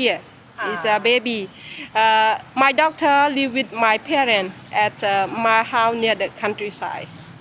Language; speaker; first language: English; non-native, learner; Khmer